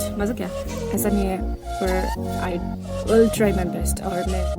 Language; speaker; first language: Hindi; non-native, local second language; Assamese